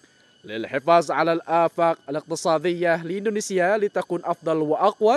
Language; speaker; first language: Arabic; non-native, fluent; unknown